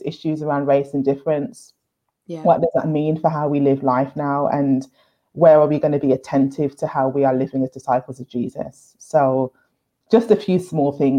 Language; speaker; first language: English; native; English